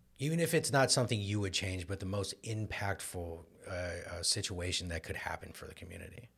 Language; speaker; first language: English; native; English